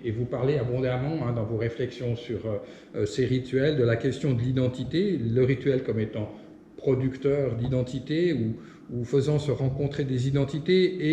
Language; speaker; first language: French; native; French